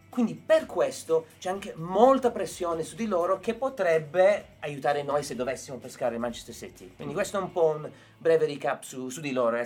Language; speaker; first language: Italian; non-native, fluent; English